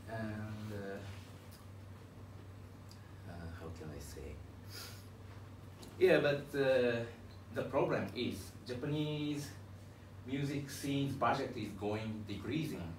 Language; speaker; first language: English; non-native, learner; Japanese